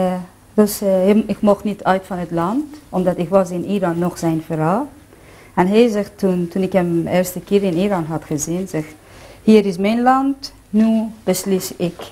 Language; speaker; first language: Dutch; non-native, fluent; Persian